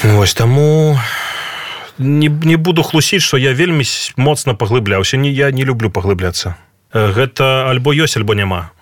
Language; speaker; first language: Belarusian; native; Belarusian